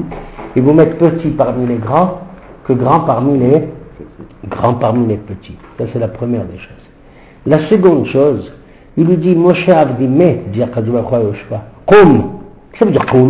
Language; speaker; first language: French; native; French